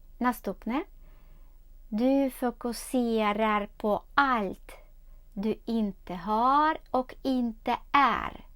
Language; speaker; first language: Swedish; non-native, learner; Ukrainian